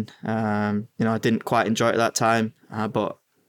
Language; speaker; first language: English; native; English